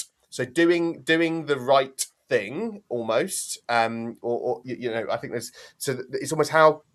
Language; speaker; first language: English; native; English